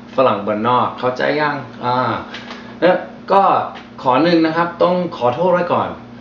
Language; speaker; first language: Thai; non-native, fluent; English